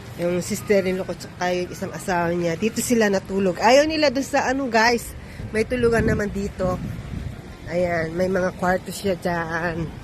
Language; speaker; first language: Filipino; native; Filipino